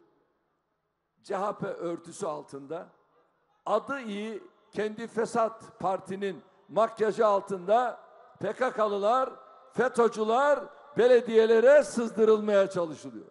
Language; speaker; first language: Turkish; native; Turkish